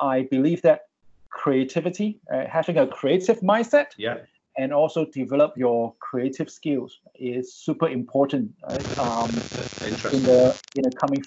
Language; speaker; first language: English; non-native, local second language; Cantonese